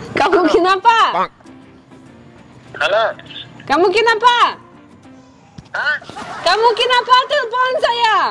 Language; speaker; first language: Indonesian; non-native, learner; Russian